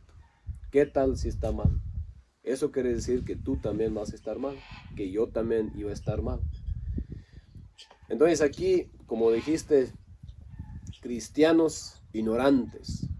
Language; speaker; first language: Spanish; non-native, local second language; Low German